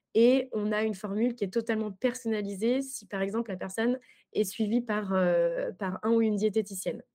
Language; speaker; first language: French; native; French